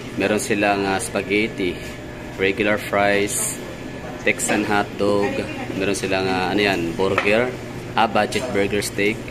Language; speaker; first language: Filipino; non-native, local second language; Cebuano